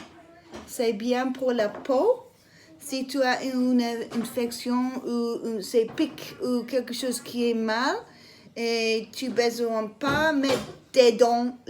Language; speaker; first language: French; non-native, learner; English